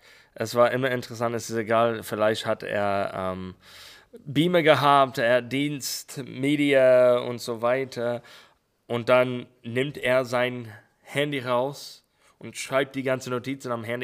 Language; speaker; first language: German; non-native, fluent; English